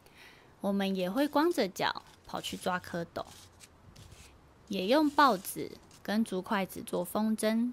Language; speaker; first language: Chinese; native; Chinese